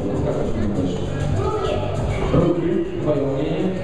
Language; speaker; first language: Russian; native; Russian